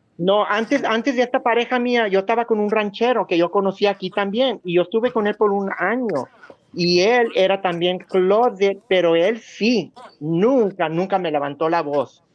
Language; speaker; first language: Spanish; early bilingual, heritage; Spanish